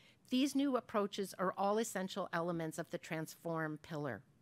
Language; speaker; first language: English; native; English